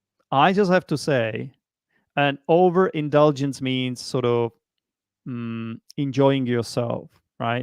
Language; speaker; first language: English; non-native, fluent; Czech